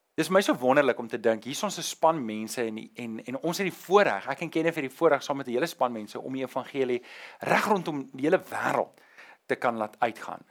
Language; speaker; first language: Afrikaans; native; Afrikaans